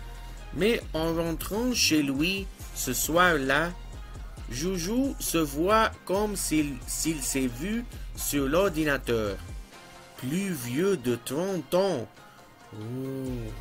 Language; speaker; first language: French; non-native, fluent; Arabic